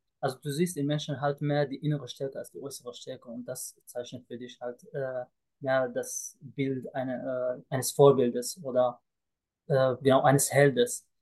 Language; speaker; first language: German; native; German